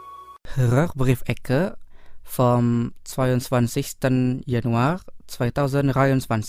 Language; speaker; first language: German; non-native, learner; Indonesian